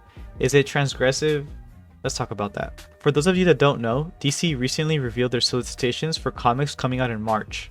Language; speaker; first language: English; native; English